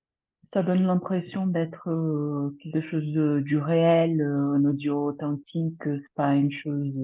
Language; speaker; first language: French; non-native, fluent; Portuguese